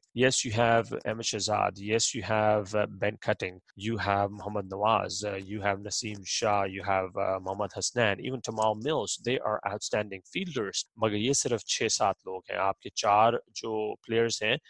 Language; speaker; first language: English; non-native, local second language; Urdu